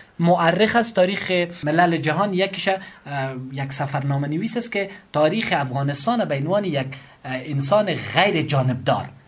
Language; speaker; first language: Persian; native; Persian